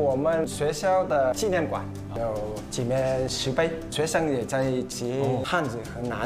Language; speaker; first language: Chinese; non-native, fluent; Vietnamese